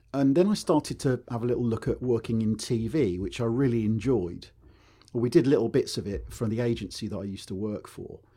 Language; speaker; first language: English; native; English